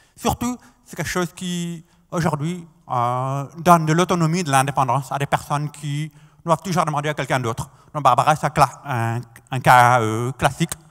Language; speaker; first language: French; non-native, fluent; English